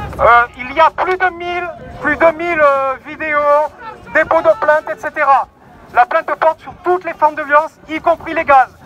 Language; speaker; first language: French; native; French